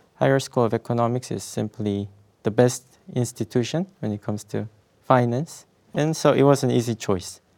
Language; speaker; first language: English; non-native, fluent; Korean